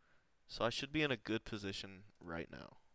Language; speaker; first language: English; native; English